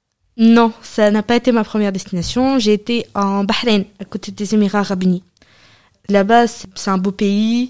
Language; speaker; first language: French; early bilingual, other home language; Arabic